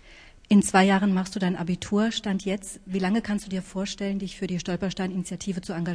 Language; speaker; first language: German; native; German